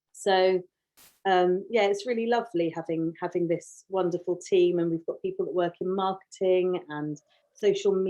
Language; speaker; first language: English; native; English